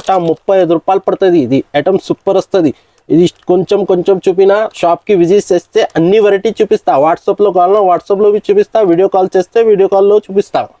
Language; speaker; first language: Telugu; non-native, local second language; Urdu